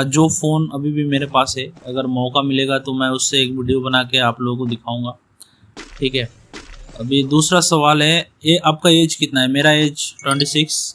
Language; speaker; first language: Hindi; non-native, local second language; Bangla